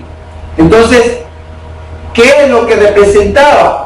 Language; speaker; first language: Spanish; native; Spanish